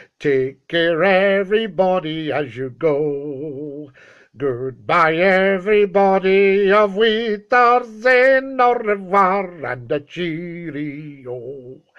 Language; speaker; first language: English; native; English